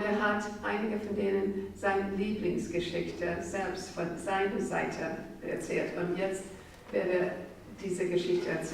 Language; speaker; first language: German; non-native, fluent; English